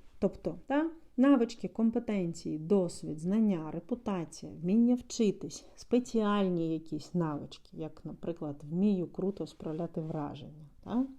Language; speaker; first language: Ukrainian; non-native, local second language; Russian